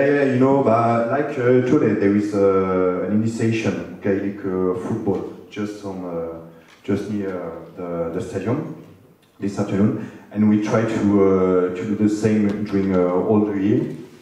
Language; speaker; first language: English; non-native, fluent; French